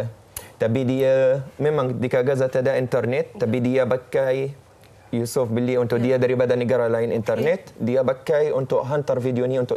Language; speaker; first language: Indonesian; non-native, fluent; Arabic